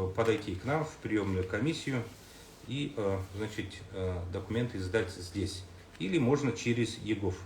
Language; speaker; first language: Russian; non-native, local second language; Kazakh